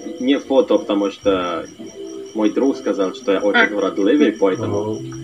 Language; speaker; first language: Russian; non-native, learner; Indonesian